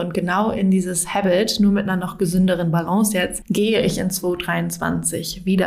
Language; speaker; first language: German; native; German